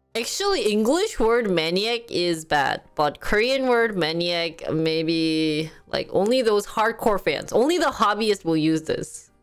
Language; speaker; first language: English; early bilingual, other home language; Korean